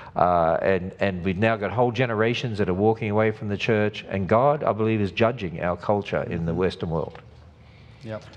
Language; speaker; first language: English; native; English